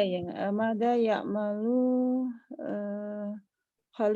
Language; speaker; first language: Arabic; non-native, learner; Indonesian